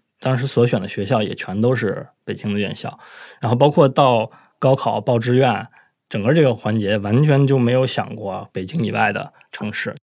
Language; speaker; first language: Chinese; native; Chinese